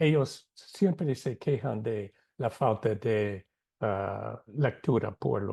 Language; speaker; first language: Spanish; non-native, fluent; English